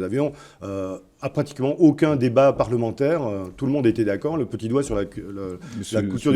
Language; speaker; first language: French; native; French